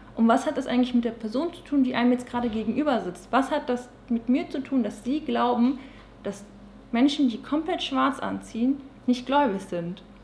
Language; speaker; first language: German; early bilingual, other home language; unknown